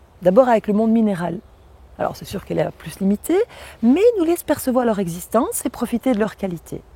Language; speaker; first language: French; native; French